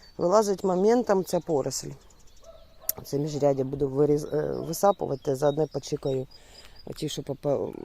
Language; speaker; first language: Ukrainian; non-native, local second language; Russian